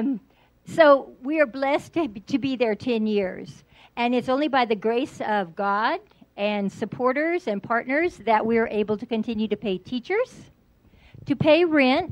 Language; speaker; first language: English; native; English